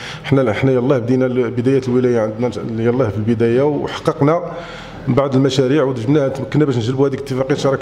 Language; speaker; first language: Arabic; native; Arabic